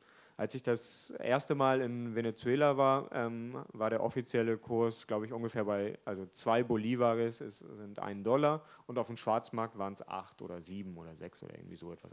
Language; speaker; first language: German; native; German